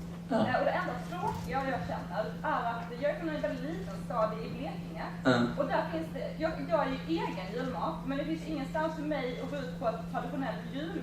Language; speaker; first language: Swedish; native; Swedish